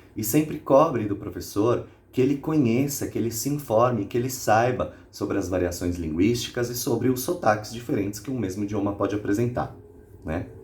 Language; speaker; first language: Portuguese; native; Portuguese